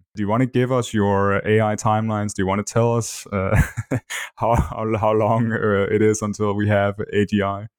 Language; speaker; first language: English; non-native, fluent; Danish